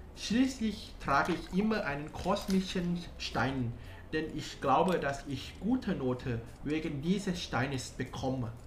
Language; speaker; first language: German; non-native, learner; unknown